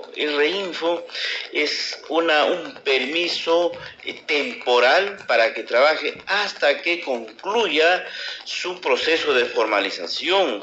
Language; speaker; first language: Spanish; native; Spanish